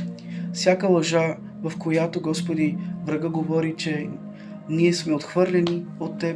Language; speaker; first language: Bulgarian; native; Bulgarian